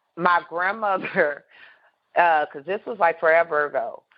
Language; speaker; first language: English; native; English